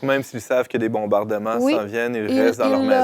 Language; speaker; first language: French; native; French